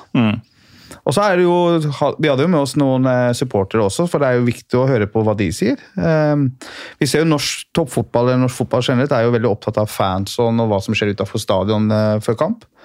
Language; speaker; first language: Norwegian; early bilingual, other home language; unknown